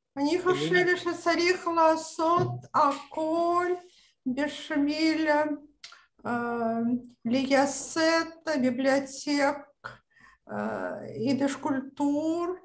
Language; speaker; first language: Hebrew; non-native, learner; Russian